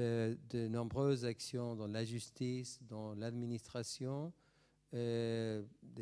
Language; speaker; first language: French; non-native, fluent; Spanish